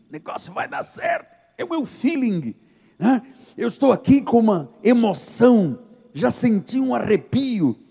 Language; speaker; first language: Portuguese; native; Portuguese